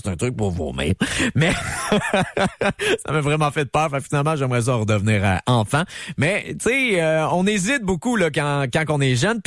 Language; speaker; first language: French; native; French